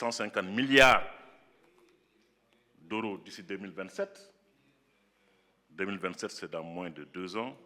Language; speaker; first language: French; non-native, local second language; Wolof